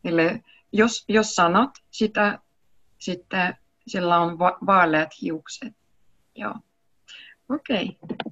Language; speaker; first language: Finnish; non-native, learner; Russian